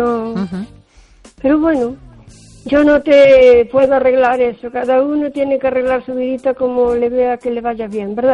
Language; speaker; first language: Spanish; native; Spanish